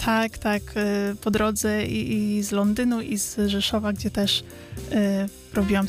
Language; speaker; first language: Polish; early bilingual, heritage; Polish